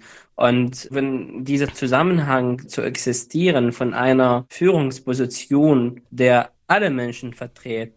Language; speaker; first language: German; non-native, fluent; Arabic